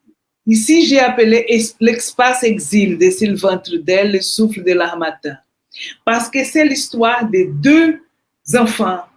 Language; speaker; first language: French; non-native, fluent; Portuguese